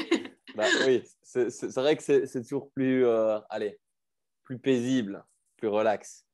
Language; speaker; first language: French; native; French